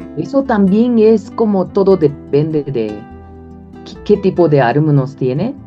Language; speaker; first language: Spanish; non-native, fluent; Japanese